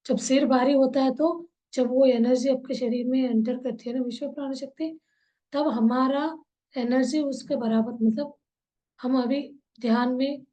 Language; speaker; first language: Hindi; non-native, local second language; Kannada